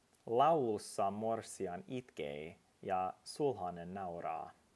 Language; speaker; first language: Finnish; non-native, learner; English